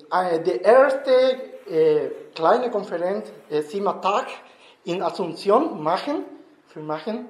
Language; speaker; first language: German; non-native, learner; Spanish